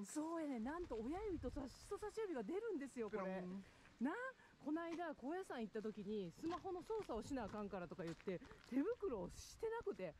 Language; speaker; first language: Japanese; native; Japanese